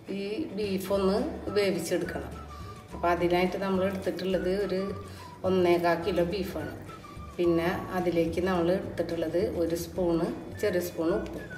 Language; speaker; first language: Malayalam; native; Malayalam